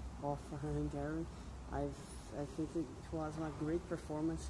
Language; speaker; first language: English; non-native, learner; Portuguese